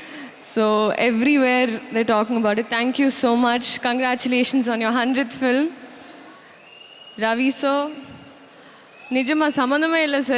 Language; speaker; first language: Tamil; non-native, learner; Telugu